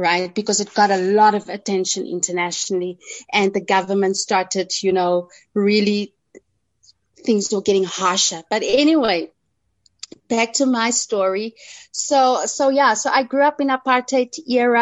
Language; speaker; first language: English; non-native, local second language; Afrikaans